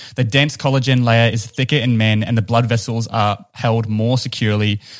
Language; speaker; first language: English; native; English